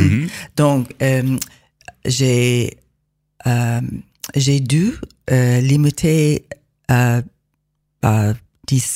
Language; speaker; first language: French; non-native, learner; English